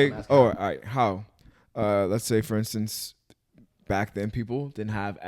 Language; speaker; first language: English; native; English